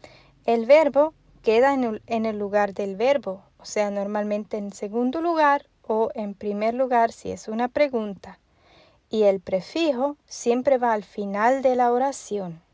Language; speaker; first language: Spanish; non-native, fluent; German